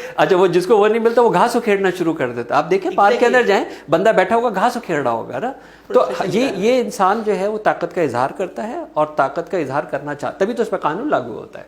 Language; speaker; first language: Urdu; native; Urdu